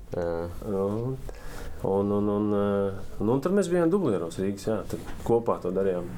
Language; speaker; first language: Latvian; native; Latvian